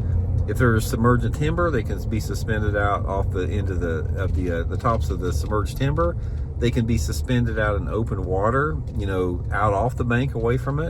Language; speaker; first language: English; native; English